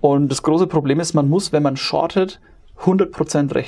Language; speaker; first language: German; native; German